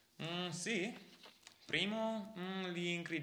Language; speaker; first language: Italian; non-native, learner; German